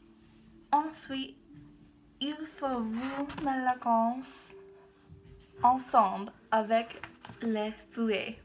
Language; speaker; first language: French; non-native, learner; English